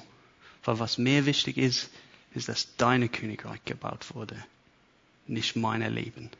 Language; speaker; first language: German; non-native, fluent; English